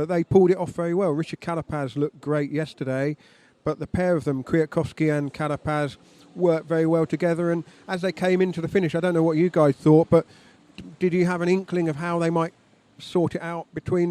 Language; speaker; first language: English; native; English